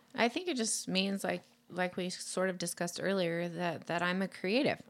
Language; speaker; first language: English; native; English